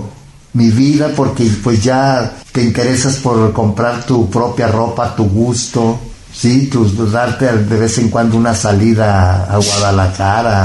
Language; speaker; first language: Spanish; native; Spanish